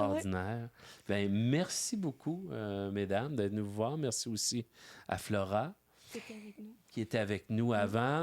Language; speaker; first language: French; native; French